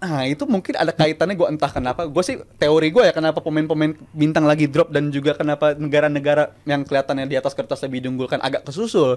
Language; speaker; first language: Indonesian; native; Indonesian